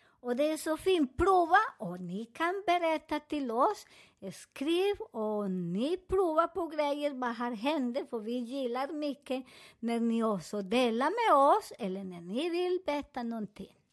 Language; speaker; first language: Swedish; non-native, learner; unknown